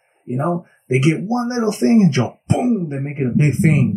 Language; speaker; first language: English; early bilingual, other home language; Spanish